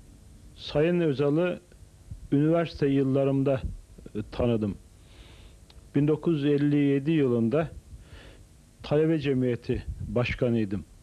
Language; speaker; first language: Turkish; native; Turkish